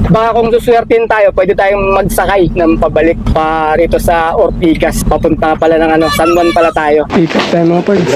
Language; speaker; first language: Filipino; native; Filipino